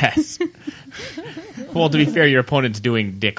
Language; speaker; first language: English; native; English